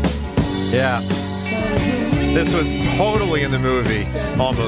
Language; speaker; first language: English; native; English